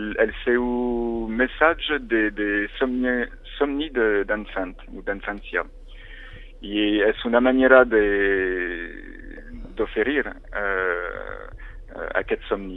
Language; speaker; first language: Catalan; non-native, fluent; French